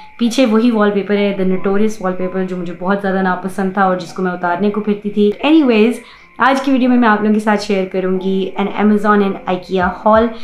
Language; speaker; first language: Urdu; native; Urdu